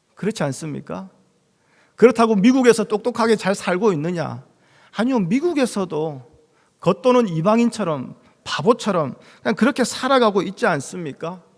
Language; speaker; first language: Korean; native; Korean